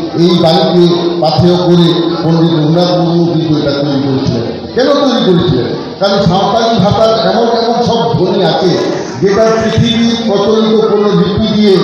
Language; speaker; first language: Bangla; non-native, local second language; Santali